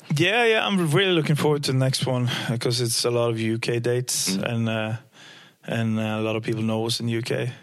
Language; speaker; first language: English; non-native, fluent; Norwegian